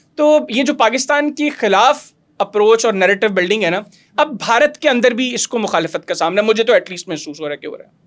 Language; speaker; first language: Urdu; non-native, local second language; Pashto